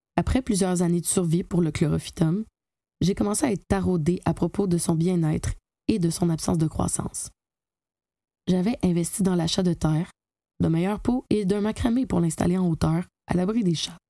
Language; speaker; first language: French; native; French